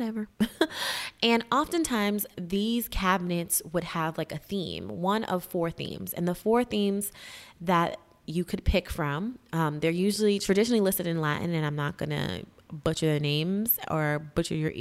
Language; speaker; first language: English; native; English